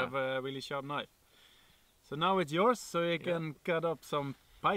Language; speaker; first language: English; non-native, fluent; Swedish